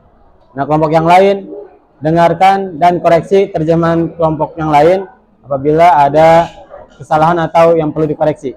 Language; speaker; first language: Indonesian; native; Indonesian